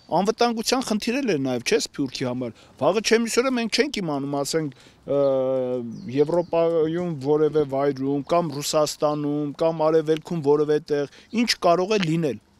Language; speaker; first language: Armenian; native; Armenian